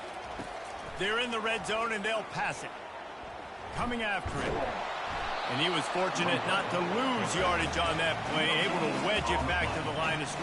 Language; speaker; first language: English; native; English